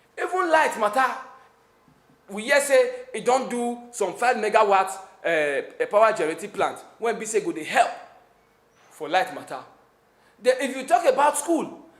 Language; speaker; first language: Nigerian Pidgin; native; Nigerian Pidgin